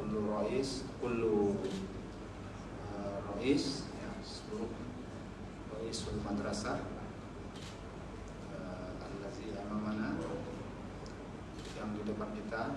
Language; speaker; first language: Indonesian; native; Indonesian